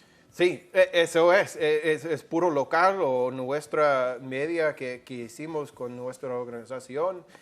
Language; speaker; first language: Spanish; non-native, fluent; English